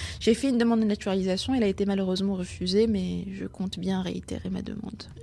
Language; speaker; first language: French; non-native, local second language; Arabic